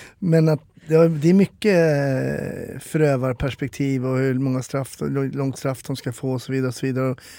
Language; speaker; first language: Swedish; native; Swedish